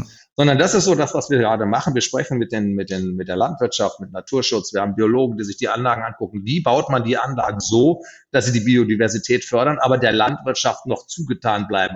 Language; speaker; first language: German; native; German